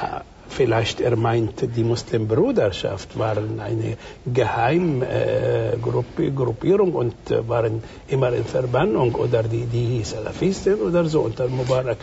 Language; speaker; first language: German; non-native, fluent; Arabic